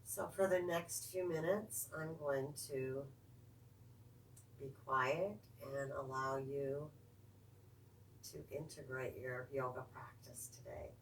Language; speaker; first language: English; native; English